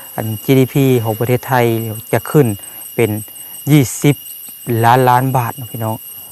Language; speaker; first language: Thai; native; Thai